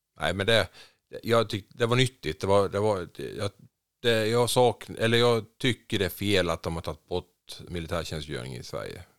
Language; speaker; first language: Swedish; native; Swedish